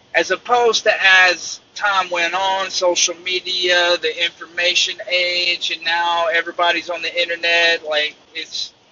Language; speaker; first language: English; native; English